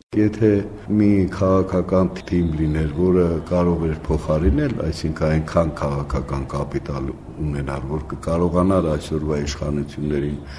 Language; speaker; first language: Armenian; native; Armenian